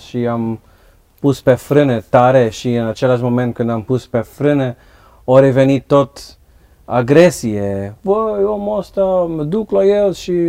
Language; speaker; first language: Romanian; non-native, learner; Dutch